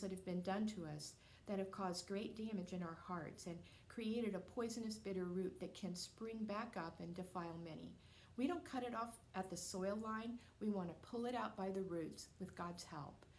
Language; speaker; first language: English; native; English